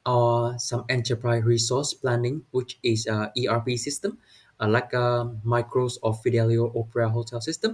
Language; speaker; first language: English; non-native, learner; Vietnamese